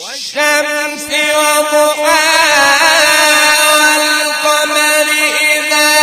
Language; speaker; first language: Arabic; native; Arabic